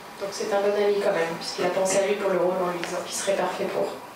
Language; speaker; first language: French; native; French